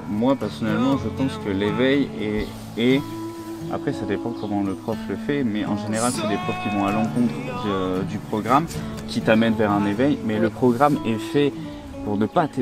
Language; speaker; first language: French; native; French